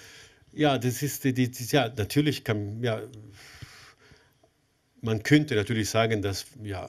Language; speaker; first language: German; non-native, fluent; Italian